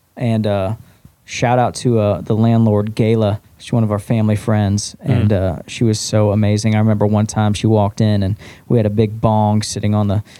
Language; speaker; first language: English; native; English